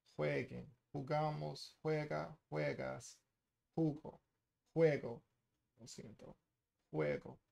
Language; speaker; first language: Spanish; non-native, learner; English